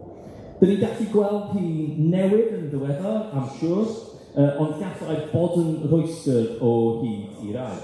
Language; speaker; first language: Welsh; non-native, fluent; English